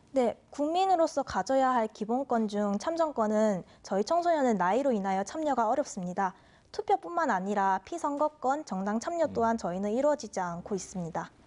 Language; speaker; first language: Korean; native; Korean